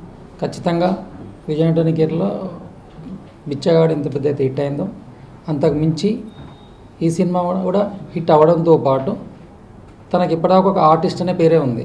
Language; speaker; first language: Telugu; native; Telugu